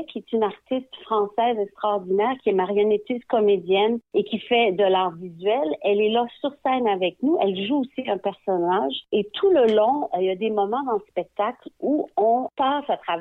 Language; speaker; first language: French; native; French